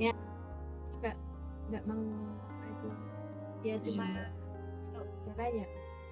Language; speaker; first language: Indonesian; non-native, local second language; Javanese